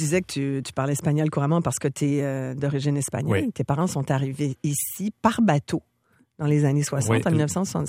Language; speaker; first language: French; native; French